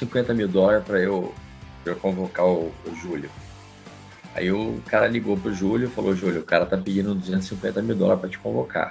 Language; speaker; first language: Portuguese; native; Portuguese